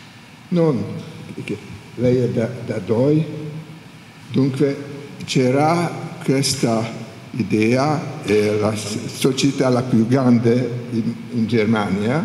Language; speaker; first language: Italian; non-native, learner; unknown